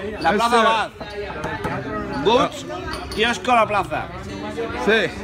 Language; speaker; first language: Spanish; non-native, learner; Norwegian